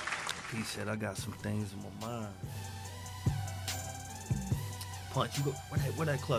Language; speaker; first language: English; native; English